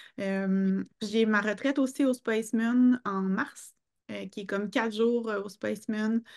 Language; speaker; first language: French; native; French